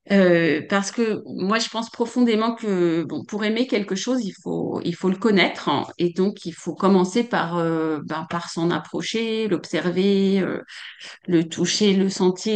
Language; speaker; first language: French; native; French